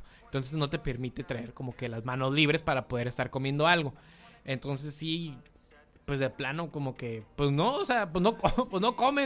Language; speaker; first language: Spanish; native; Spanish